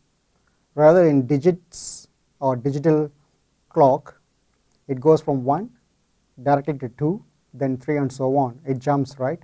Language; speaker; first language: English; non-native, fluent; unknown